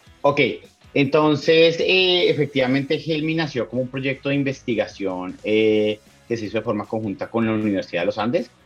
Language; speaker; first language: Spanish; native; Spanish